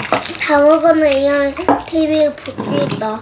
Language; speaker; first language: Korean; native; Korean